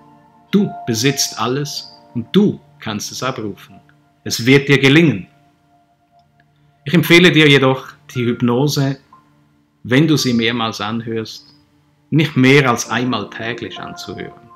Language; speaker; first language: German; native; German